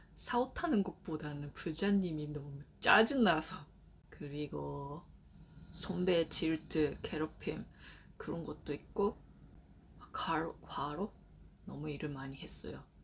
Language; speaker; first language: Korean; non-native, learner; Japanese